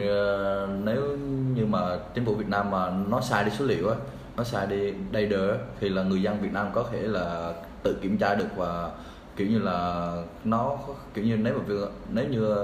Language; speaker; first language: Vietnamese; native; Vietnamese